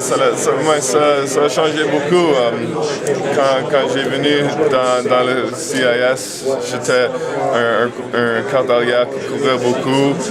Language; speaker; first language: French; non-native, local second language; English